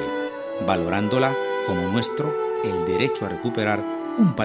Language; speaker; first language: Spanish; native; Spanish